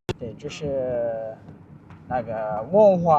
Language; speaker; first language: Chinese; non-native, fluent; Amharic